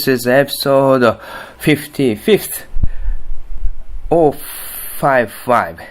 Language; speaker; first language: English; non-native, learner; Japanese